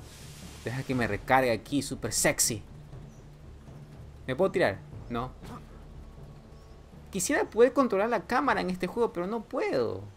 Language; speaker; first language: Spanish; native; Spanish